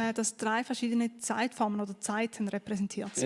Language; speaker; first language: German; native; German